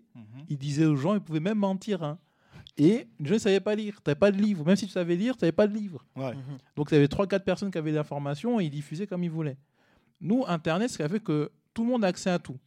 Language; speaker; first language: French; native; French